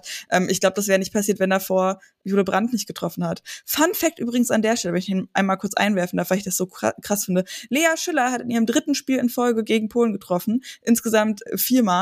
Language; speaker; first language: German; native; German